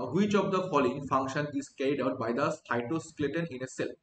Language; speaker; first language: English; non-native, local second language; Bangla